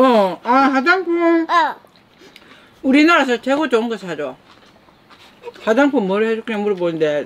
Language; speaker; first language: Korean; native; Korean